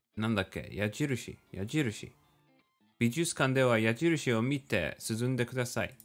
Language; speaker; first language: Japanese; non-native, learner; English